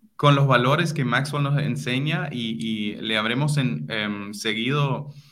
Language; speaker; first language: Spanish; non-native, fluent; German